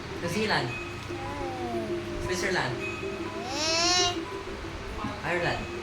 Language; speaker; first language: English; non-native, local second language; Filipino